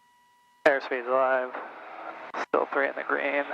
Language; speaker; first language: English; native; English